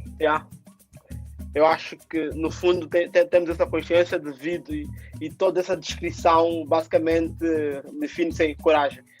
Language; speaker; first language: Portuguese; native; Portuguese